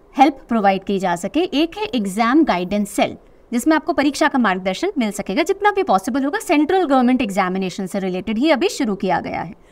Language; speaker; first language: Hindi; native; Hindi